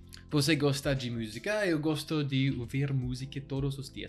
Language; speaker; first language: Portuguese; non-native, learner; English